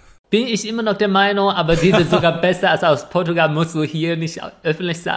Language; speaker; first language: German; non-native, fluent; Chinese